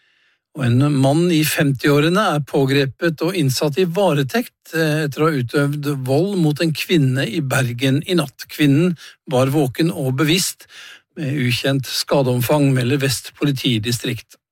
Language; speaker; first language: Norwegian; native; Norwegian